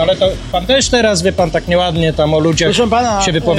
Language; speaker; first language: Polish; native; Polish